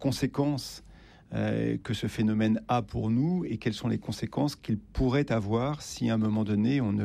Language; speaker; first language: French; native; French